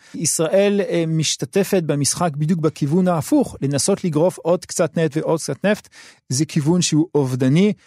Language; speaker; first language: Hebrew; early bilingual, other home language; French